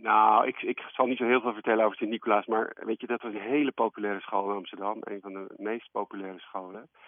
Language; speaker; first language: Dutch; native; Dutch